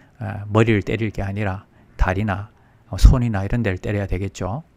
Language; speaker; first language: Korean; native; Korean